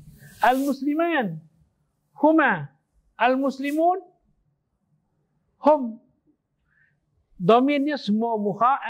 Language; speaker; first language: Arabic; non-native, fluent; Malay